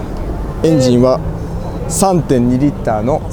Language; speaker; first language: Japanese; native; Japanese